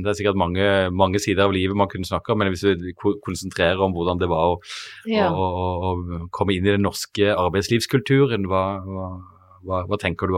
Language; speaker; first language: Norwegian; native; Norwegian